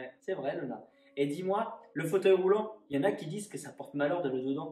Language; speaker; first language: French; native; French